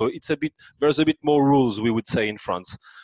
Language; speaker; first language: English; non-native, fluent; French